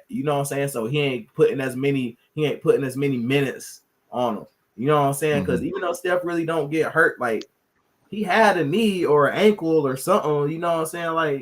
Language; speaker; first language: English; native; English